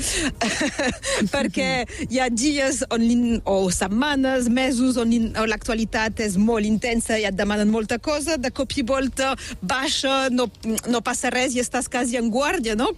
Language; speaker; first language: Catalan; native; Catalan